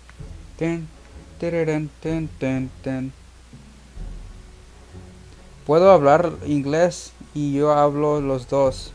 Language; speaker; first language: Spanish; early bilingual, heritage; Spanish